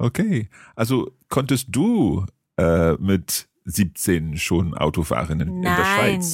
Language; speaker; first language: German; non-native, learner; English